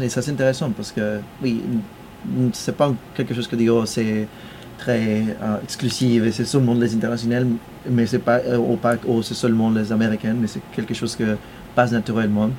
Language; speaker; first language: French; non-native, fluent; Spanish